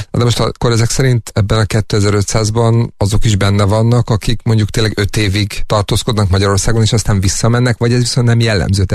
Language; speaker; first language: Hungarian; native; Hungarian